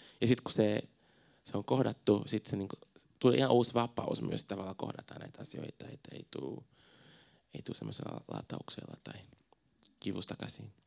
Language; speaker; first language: Finnish; non-native, fluent; Portuguese